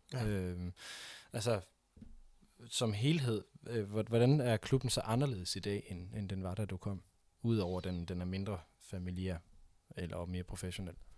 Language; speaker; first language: Danish; native; Danish